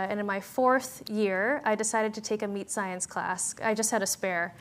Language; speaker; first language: English; native; English